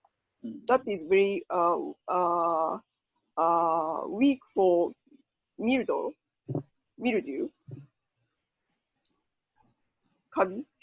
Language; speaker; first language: English; non-native, learner; Japanese